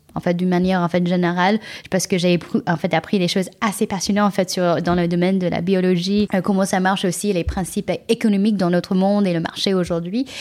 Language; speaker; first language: French; non-native, fluent; Chinese